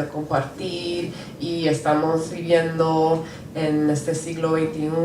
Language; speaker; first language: Spanish; non-native, local second language; English